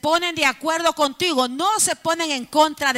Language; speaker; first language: Spanish; native; Spanish